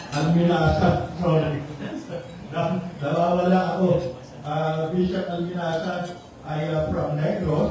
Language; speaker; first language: Filipino; native; Filipino